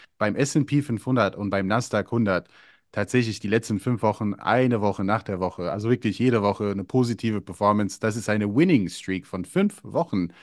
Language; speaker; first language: German; early bilingual, other home language; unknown